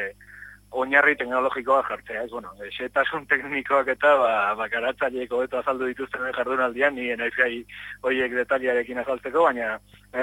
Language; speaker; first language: Basque; native; Basque